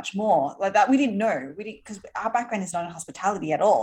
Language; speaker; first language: English; native; English